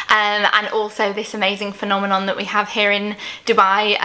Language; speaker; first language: English; native; English